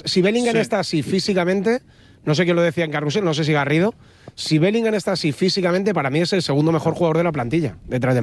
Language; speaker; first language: Spanish; native; Spanish